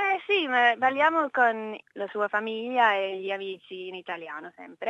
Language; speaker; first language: Italian; non-native, learner; English